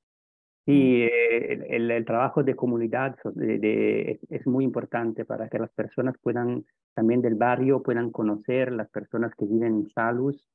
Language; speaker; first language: Spanish; non-native, fluent; Italian